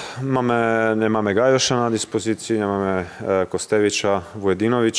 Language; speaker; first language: Polish; non-native, learner; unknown